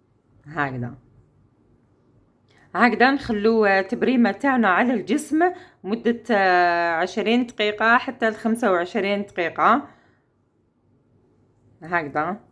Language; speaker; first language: Arabic; native; Arabic